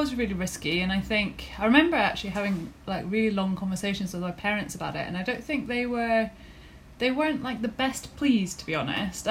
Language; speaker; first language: English; native; English